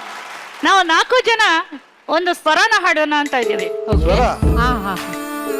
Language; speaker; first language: Kannada; native; Kannada